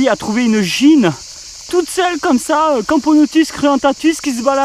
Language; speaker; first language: French; native; French